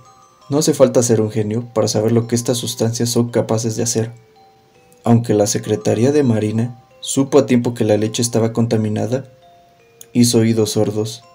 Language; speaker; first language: Spanish; native; Spanish